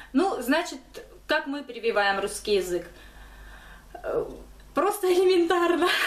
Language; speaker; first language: Russian; native; Russian